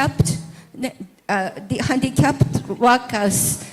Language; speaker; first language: English; non-native, learner; Japanese